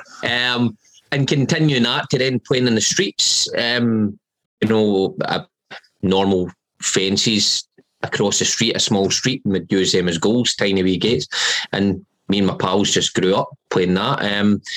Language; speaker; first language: English; native; English